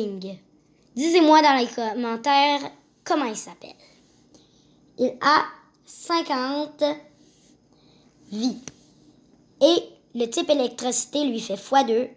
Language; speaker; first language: French; native; French